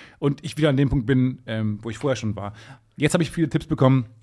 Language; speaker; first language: German; native; German